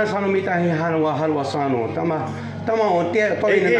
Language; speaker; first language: Finnish; non-native, learner; Turkish